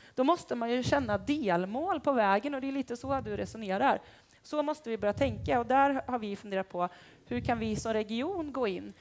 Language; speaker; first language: Swedish; native; Swedish